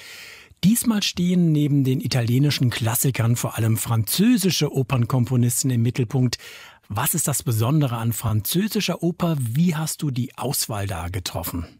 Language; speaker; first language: German; native; German